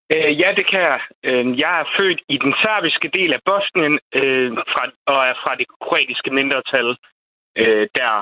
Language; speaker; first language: Danish; non-native, fluent; Croatian